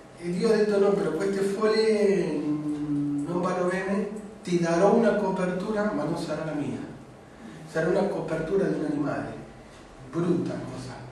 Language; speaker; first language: Italian; non-native, fluent; Spanish